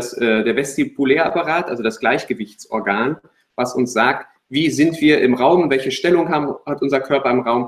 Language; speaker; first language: German; native; German